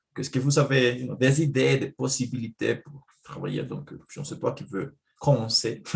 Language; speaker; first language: French; non-native, fluent; Spanish